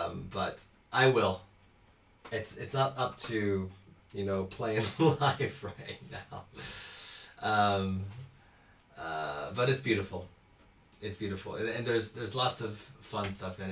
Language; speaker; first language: English; native; English